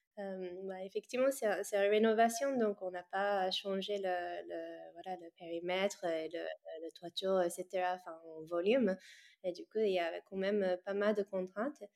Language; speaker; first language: French; non-native, fluent; Japanese